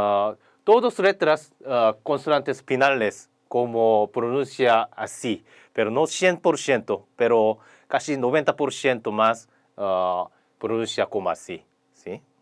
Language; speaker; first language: Spanish; non-native, learner; Korean